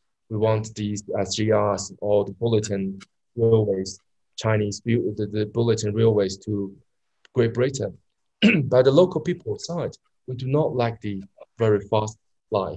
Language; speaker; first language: English; non-native, learner; Chinese